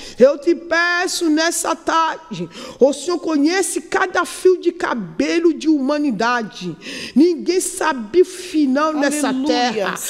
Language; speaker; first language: Portuguese; non-native, learner; Yoruba